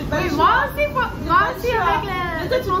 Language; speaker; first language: French; non-native, learner; English